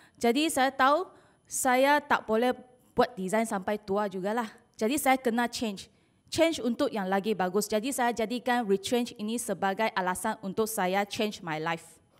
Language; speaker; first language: Malay; non-native, local second language; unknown